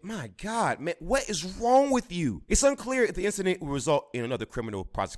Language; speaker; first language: English; native; English